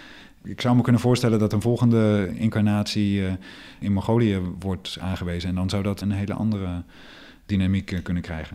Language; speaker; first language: Dutch; native; Dutch